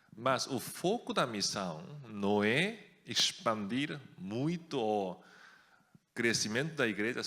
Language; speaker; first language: Portuguese; non-native, fluent; Korean